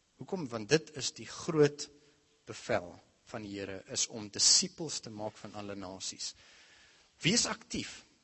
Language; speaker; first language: Afrikaans; non-native, local second language; English